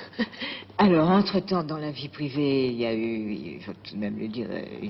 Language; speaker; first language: French; native; French